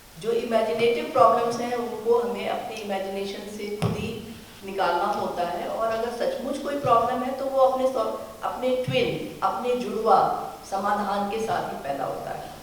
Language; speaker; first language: Hindi; native; Hindi